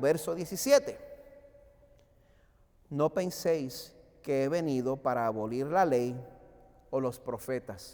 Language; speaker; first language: Spanish; native; Spanish